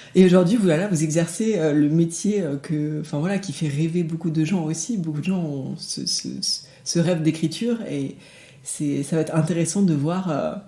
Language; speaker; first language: French; native; French